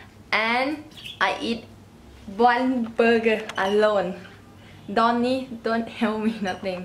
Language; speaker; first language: English; non-native, learner; Thai